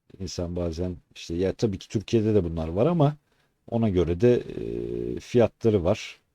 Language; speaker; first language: Turkish; native; Turkish